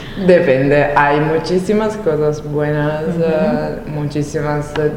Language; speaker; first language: Spanish; non-native, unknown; Italian